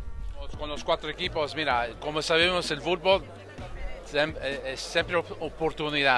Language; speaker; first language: Spanish; non-native, fluent; English